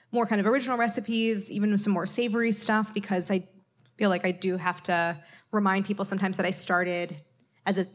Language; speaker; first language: English; native; English